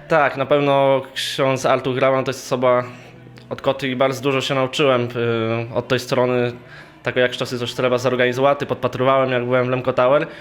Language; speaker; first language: Polish; non-native, local second language; Rusyn